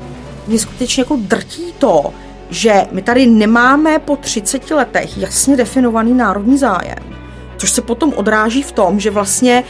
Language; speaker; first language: Czech; native; Czech